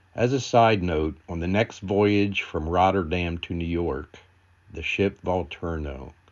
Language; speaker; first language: English; native; English